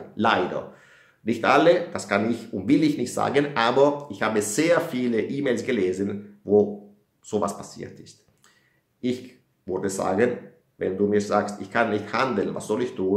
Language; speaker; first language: German; non-native, fluent; Italian